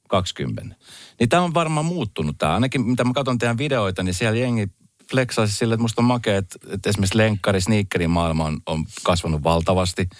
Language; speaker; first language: Finnish; native; Finnish